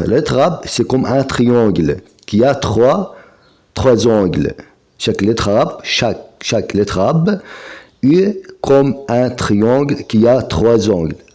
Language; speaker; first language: French; non-native, fluent; Arabic